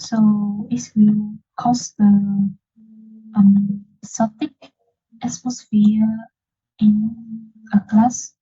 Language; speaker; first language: English; non-native, learner; Vietnamese